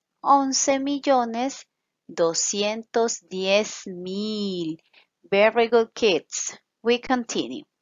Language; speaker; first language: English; non-native, fluent; Spanish